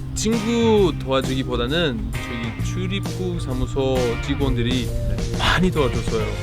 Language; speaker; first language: Korean; non-native, learner; Greek